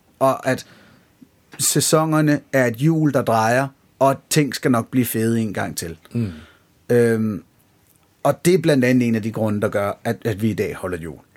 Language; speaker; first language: Danish; native; Danish